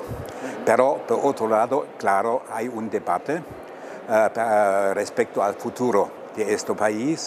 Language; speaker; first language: Spanish; non-native, fluent; German